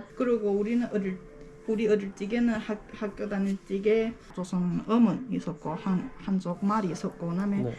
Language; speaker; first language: Korean; early bilingual, heritage; Korean